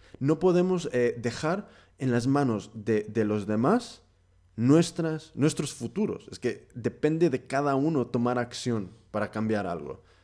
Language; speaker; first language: Spanish; early bilingual, heritage; Spanish